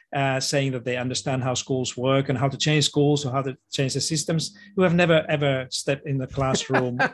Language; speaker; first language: English; non-native, fluent; Finnish